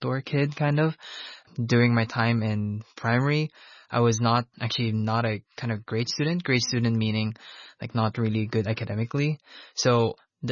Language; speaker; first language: English; non-native, local second language; Filipino